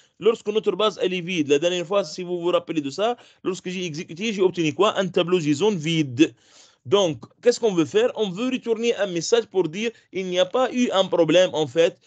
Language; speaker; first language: French; non-native, local second language; Arabic